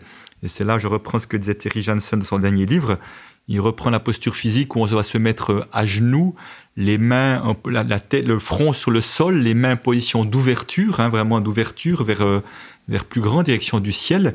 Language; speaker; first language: French; native; French